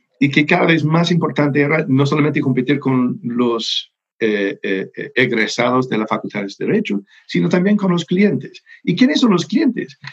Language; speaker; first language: Spanish; non-native, fluent; English